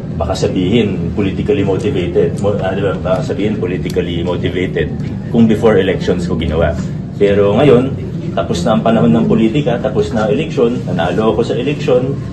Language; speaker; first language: Filipino; native; Filipino